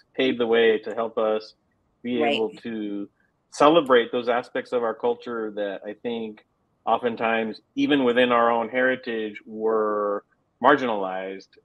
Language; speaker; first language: English; native; English